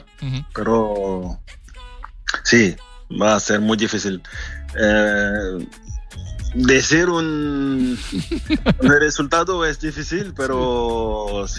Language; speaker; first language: Spanish; non-native, fluent; French